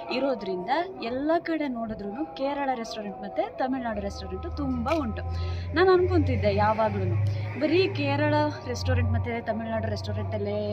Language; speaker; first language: Kannada; native; Kannada